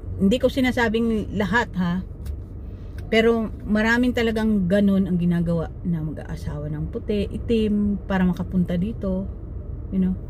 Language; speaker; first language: Filipino; non-native, local second language; Cebuano